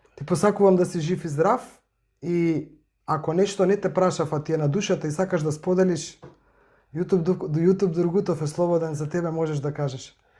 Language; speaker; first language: Macedonian; native; Macedonian